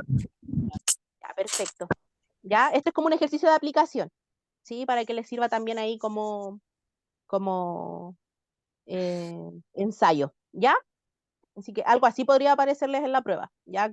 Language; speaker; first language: Spanish; native; Spanish